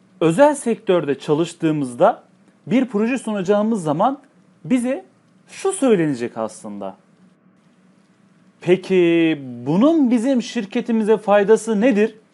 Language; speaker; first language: Turkish; native; Turkish